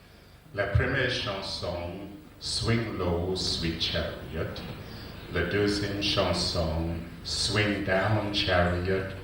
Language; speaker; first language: French; non-native, learner; English